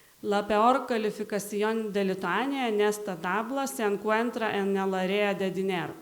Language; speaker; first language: Spanish; non-native, learner; Lithuanian